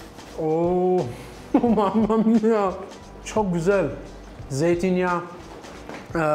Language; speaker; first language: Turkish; non-native, learner; Italian